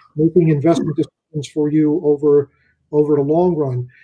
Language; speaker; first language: English; native; English